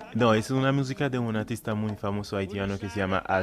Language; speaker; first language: Spanish; non-native, fluent; Haitian Creole